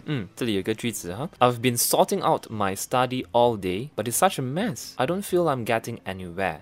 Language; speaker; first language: English; non-native, local second language; Chinese